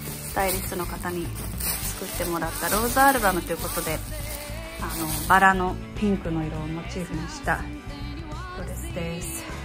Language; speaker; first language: Japanese; native; Japanese